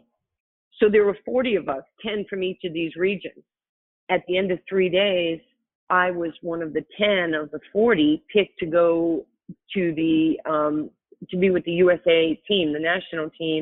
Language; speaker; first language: English; native; English